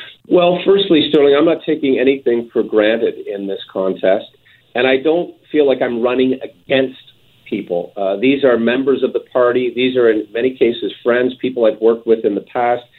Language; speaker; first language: English; native; English